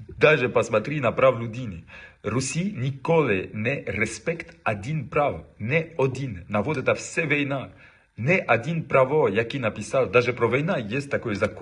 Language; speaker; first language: Ukrainian; non-native, learner; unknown